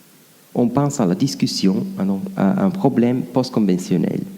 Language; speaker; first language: French; non-native, fluent; Italian